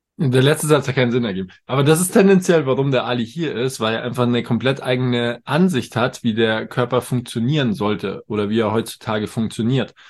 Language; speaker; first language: German; native; German